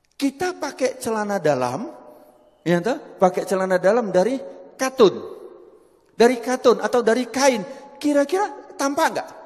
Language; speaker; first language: Indonesian; non-native, local second language; Javanese